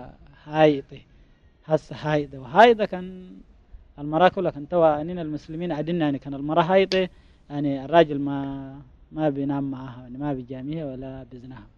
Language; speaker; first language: Arabic; native; Arabic